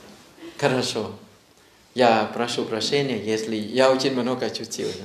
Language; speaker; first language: Russian; non-native, learner; Thai